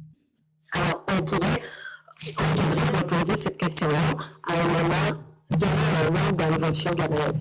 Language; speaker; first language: French; native; French